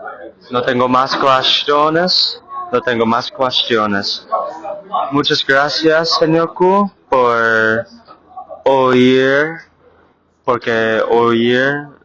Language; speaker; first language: Spanish; non-native, learner; English